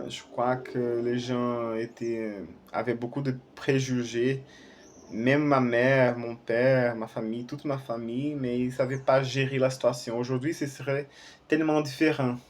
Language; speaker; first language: French; non-native, fluent; Portuguese